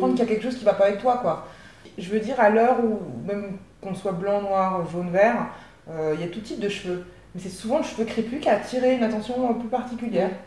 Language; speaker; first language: French; native; French